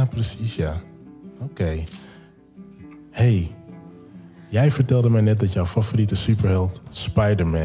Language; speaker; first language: Dutch; native; Dutch